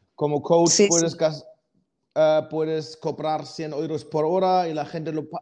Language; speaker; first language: Spanish; non-native, fluent; German